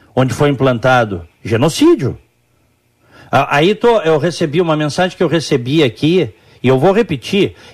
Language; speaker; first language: Portuguese; native; Portuguese